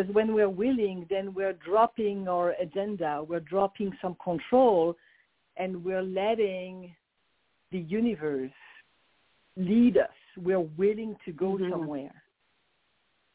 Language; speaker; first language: English; non-native, fluent; French